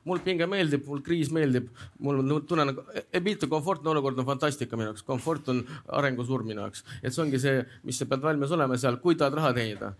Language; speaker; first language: Estonian; non-native, local second language; Russian